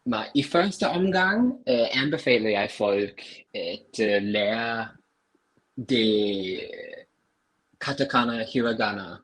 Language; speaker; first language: Danish; non-native, fluent; English